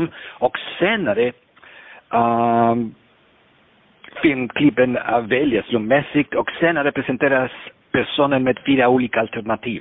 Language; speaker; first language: Swedish; non-native, fluent; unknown